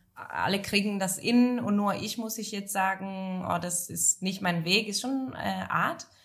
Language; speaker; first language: German; non-native, fluent; Italian